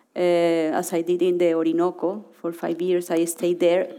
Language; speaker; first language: English; non-native, learner; Spanish